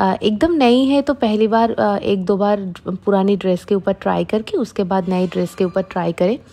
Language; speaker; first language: Hindi; non-native, local second language; Bangla